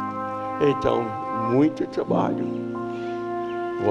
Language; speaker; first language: Portuguese; non-native, fluent; English